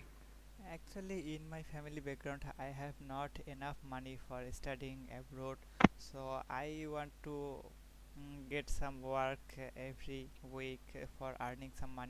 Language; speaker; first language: English; non-native, learner; Bangla